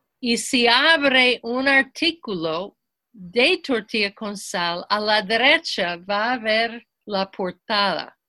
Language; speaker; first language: Spanish; non-native, fluent; English